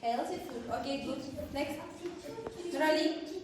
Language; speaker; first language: English; non-native, learner; Kazakh